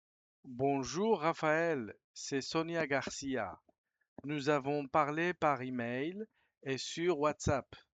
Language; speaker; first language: French; non-native, fluent; Spanish